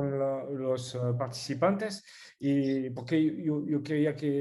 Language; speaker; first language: Spanish; non-native, fluent; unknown